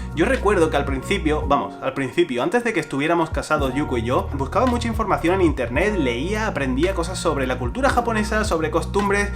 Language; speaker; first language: Spanish; native; Spanish